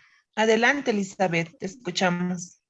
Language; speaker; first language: Spanish; native; Spanish